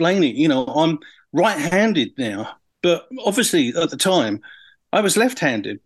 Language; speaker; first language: English; native; English